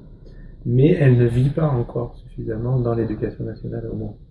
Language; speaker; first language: French; native; French